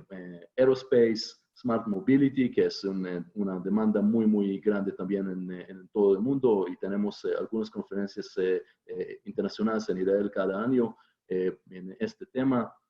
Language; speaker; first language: Spanish; non-native, fluent; Hebrew